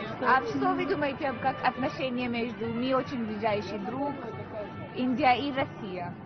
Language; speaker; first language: Russian; non-native, learner; Hindi